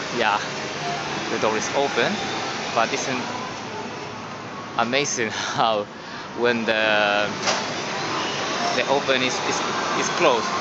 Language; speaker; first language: English; non-native, learner; Spanish